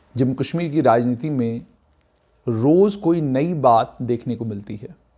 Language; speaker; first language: Hindi; non-native, local second language; Dogri